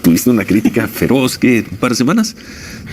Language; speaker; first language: Spanish; native; Spanish